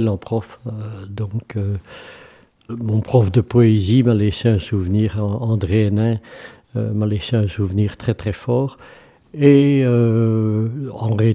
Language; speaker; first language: French; native; French